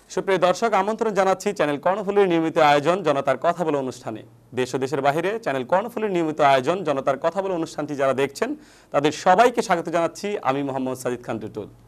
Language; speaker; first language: Bangla; native; Bangla